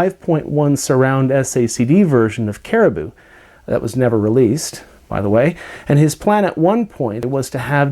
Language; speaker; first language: English; native; English